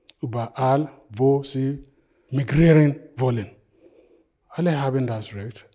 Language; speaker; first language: German; non-native, fluent; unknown